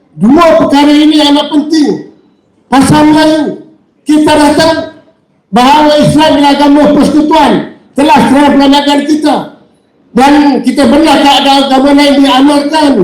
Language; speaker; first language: Malay; native; Malay